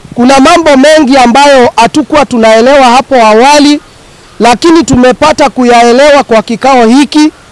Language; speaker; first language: Swahili; native; Swahili